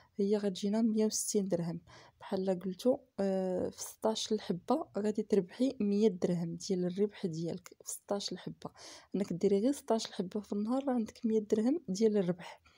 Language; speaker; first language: Arabic; native; Arabic